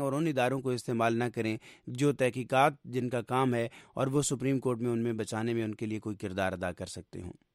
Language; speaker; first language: Urdu; native; Urdu